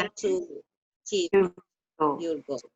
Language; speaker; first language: English; non-native, learner; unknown